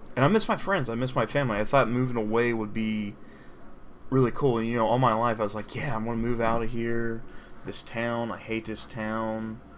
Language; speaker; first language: English; native; English